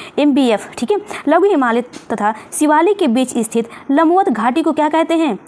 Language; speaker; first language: Hindi; native; Hindi